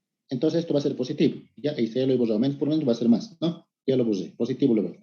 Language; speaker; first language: Spanish; native; Spanish